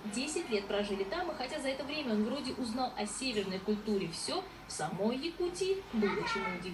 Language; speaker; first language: Russian; native; Russian